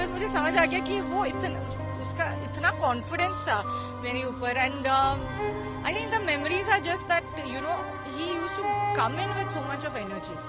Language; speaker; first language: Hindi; non-native, local second language; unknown